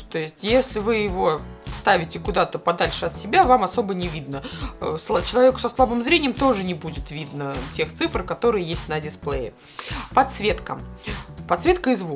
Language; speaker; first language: Russian; native; Russian